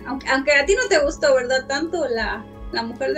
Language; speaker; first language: Spanish; native; Spanish